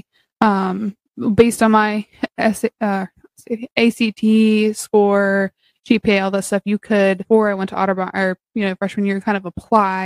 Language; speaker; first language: English; native; English